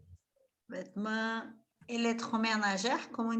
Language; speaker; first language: French; non-native, fluent; Portuguese